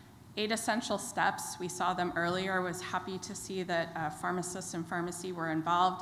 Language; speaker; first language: English; native; English